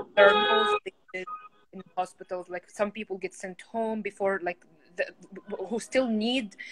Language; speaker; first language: English; non-native, fluent; Arabic